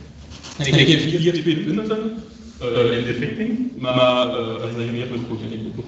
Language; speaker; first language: Dutch; non-native, local second language; French